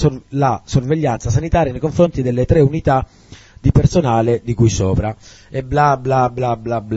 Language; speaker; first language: Italian; native; Italian